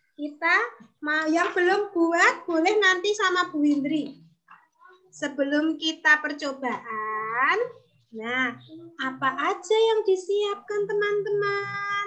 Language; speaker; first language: Indonesian; native; Indonesian